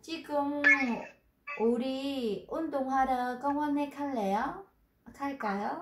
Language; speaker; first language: Korean; non-native, fluent; Vietnamese